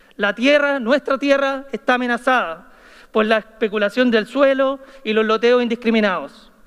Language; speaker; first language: Spanish; native; Spanish